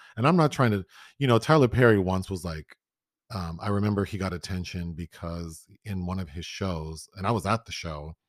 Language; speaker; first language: English; native; English